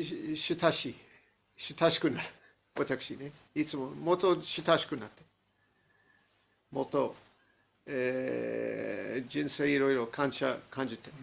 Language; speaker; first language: Japanese; non-native, learner; English